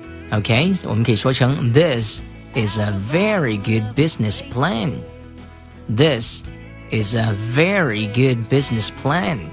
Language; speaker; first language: English; non-native, fluent; Chinese